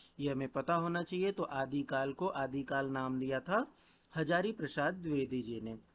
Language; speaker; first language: Hindi; native; Hindi